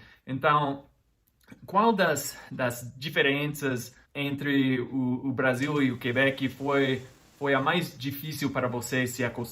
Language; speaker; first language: Portuguese; non-native, fluent; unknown